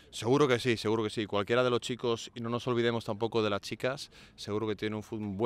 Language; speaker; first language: Spanish; native; Spanish